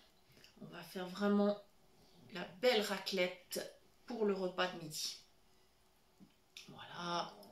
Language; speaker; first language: French; native; French